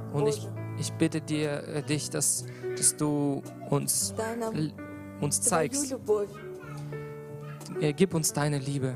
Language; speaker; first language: German; non-native, learner; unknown